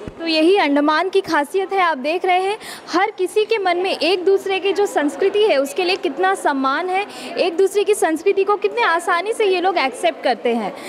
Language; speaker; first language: Hindi; non-native, local second language; Bangla